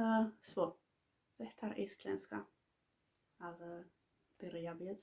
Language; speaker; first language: Swedish; non-native, local second language; Finnish